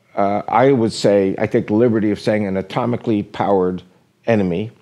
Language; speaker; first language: English; native; English